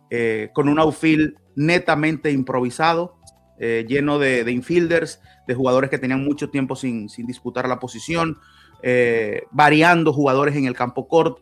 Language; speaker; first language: Spanish; native; Spanish